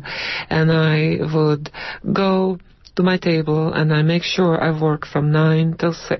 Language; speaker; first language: English; non-native, fluent; Latvian